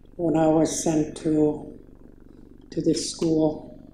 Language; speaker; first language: English; native; English